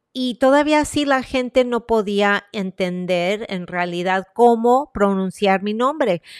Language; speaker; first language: Spanish; early bilingual, heritage; Spanish